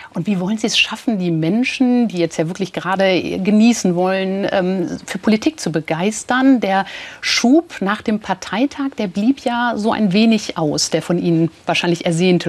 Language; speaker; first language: German; native; German